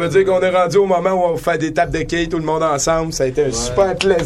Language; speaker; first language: French; native; French